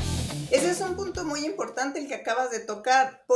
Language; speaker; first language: Spanish; native; Spanish